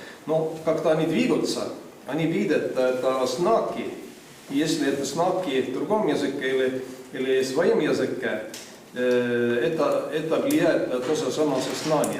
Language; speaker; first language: Russian; non-native, fluent; Estonian